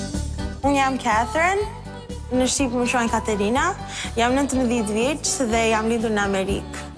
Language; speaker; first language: Albanian; early bilingual, other home language; English